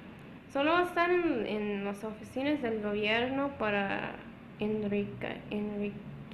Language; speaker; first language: Spanish; non-native, fluent; English